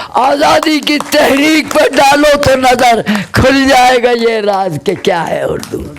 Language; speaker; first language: Urdu; native; Urdu